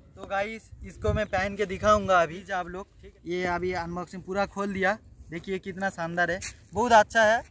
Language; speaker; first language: Hindi; non-native, local second language; Bangla